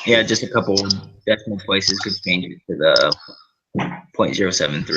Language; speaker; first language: English; native; English